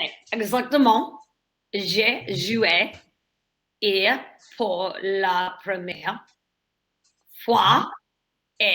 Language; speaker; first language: French; non-native, learner; English